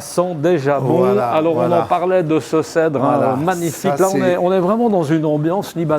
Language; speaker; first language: French; native; French